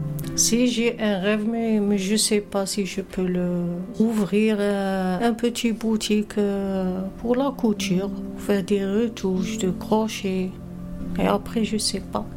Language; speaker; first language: French; non-native, learner; Arabic